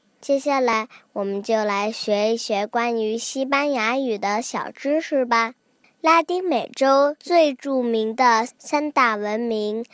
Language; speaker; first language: Chinese; early bilingual, heritage; Chinese